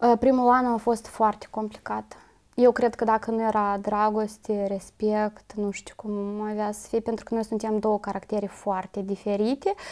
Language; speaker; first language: Romanian; native; Romanian